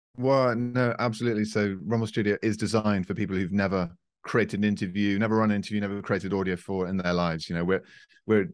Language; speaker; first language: English; native; English